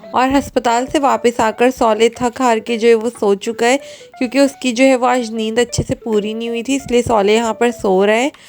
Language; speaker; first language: Urdu; native; Urdu